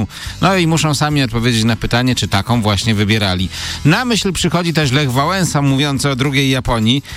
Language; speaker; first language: Polish; native; Polish